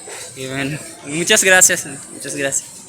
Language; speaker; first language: Spanish; non-native, learner; Urdu